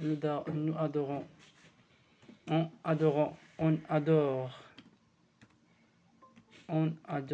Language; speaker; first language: French; non-native, learner; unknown